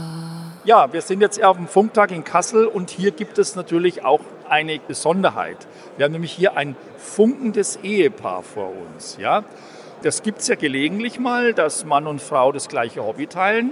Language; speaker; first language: German; native; German